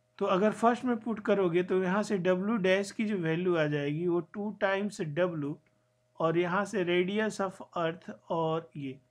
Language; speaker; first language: Hindi; native; Hindi